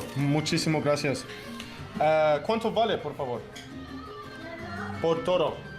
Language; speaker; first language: Spanish; non-native, learner; English